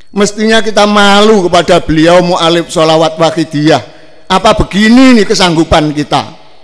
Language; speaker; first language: Indonesian; non-native, local second language; Javanese